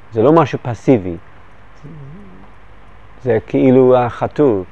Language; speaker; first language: Hebrew; non-native, fluent; English